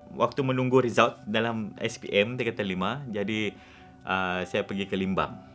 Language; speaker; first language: Malay; non-native, local second language; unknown